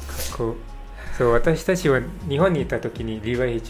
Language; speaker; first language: Japanese; non-native, learner; English